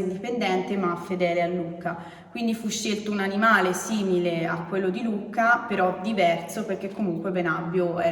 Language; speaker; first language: Italian; native; Italian